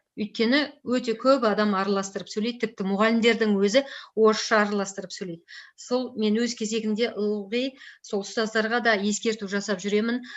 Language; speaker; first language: Kazakh; native; Kazakh